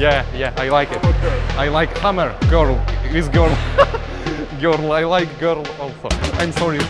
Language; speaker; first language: English; non-native, learner; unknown